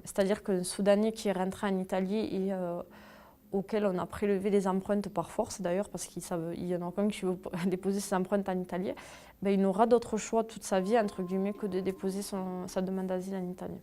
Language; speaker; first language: French; native; French